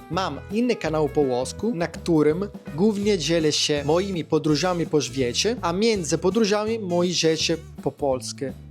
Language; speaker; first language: Polish; non-native, learner; Italian